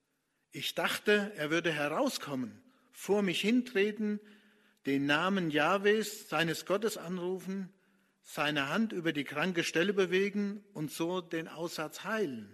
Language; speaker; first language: German; native; German